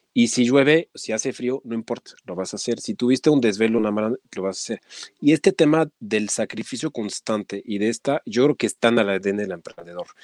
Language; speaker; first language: Spanish; non-native, fluent; French